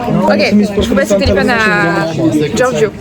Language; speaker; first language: French; native; French